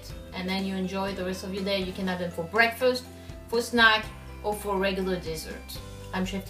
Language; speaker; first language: English; non-native, fluent; French